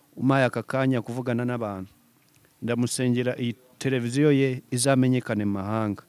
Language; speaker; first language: Kinyarwanda; early bilingual, heritage; Kinyarwanda